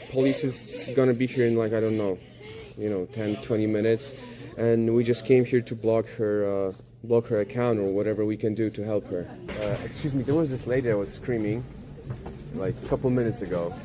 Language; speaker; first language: English; non-native, fluent; Polish